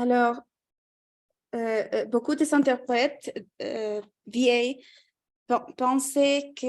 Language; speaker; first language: French; non-native, fluent; Spanish